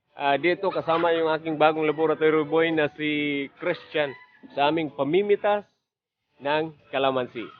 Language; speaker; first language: Filipino; non-native, local second language; Cebuano